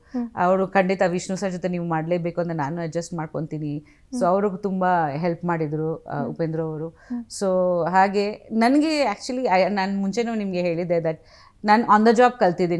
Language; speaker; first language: Kannada; non-native, fluent; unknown